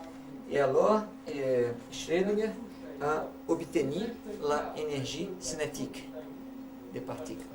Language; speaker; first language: French; non-native, learner; Portuguese